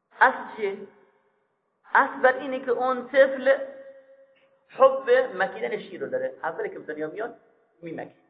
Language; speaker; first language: Persian; native; Persian